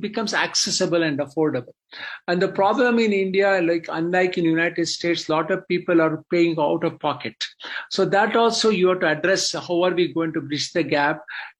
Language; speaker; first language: English; non-native, local second language; Kannada